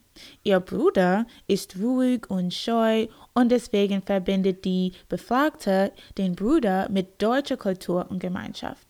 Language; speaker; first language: German; non-native, learner; English